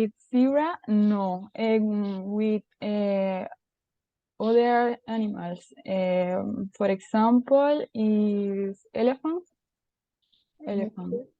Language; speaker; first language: English; non-native, learner; Spanish